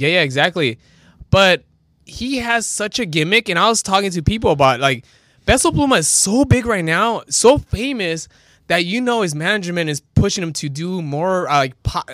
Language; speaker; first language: English; early bilingual, other home language; Spanish